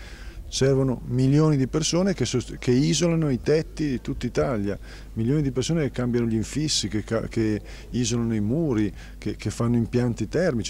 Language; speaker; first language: Italian; native; Italian